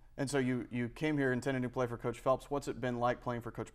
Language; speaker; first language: English; native; English